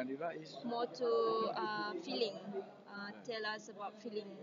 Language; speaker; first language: English; non-native, learner; Malay